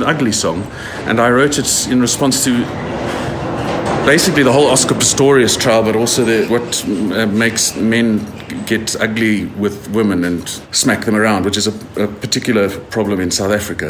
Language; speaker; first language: English; native; English